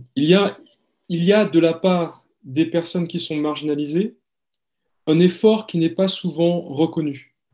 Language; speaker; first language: French; native; French